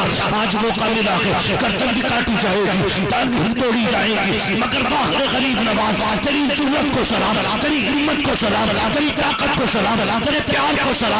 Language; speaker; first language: Hindi; native; Hindi